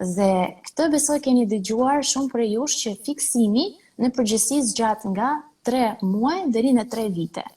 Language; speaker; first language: Albanian; non-native, fluent; Russian